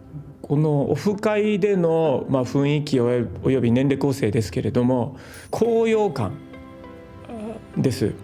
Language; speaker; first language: Japanese; native; Japanese